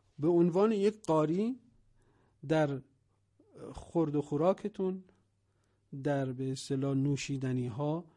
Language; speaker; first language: Persian; native; Persian